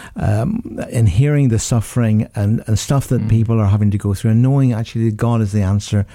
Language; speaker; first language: English; native; English